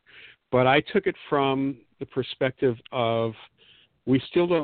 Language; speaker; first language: English; native; English